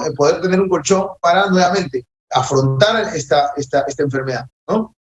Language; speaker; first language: Spanish; native; Spanish